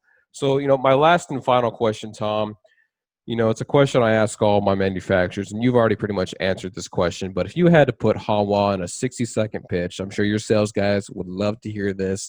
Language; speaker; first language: English; native; English